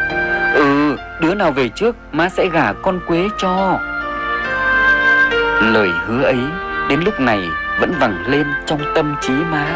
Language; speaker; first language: Vietnamese; native; Vietnamese